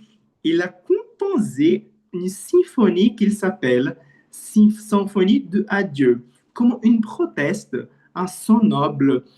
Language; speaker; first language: French; non-native, learner; Portuguese